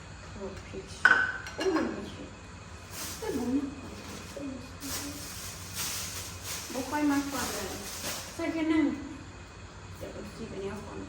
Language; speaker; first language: Thai; non-native, local second language; Lao